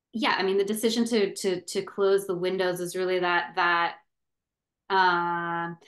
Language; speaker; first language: English; native; English